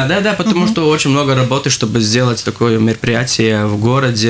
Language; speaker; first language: Russian; non-native, local second language; Latvian